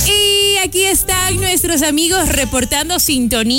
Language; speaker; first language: Spanish; native; Spanish